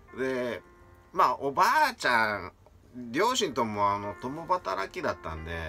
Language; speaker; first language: Japanese; native; Japanese